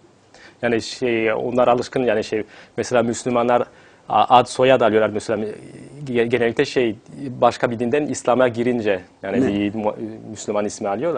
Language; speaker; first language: Turkish; non-native, fluent; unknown